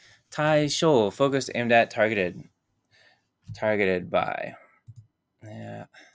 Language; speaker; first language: English; native; English